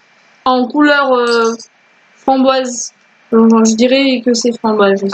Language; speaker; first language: French; native; French